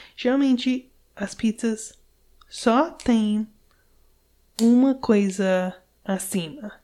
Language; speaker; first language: Portuguese; non-native, learner; English